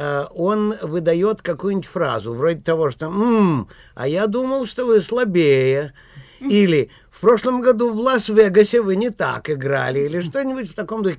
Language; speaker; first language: Russian; native; Russian